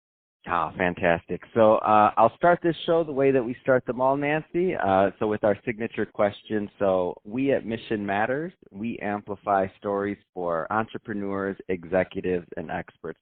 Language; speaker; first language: English; native; English